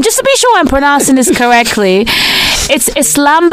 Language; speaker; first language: English; non-native, local second language; Yoruba